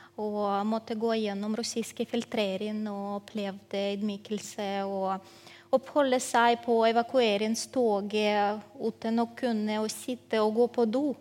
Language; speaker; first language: Norwegian; non-native, fluent; Ukrainian